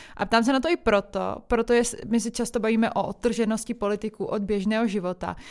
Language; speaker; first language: Czech; native; Czech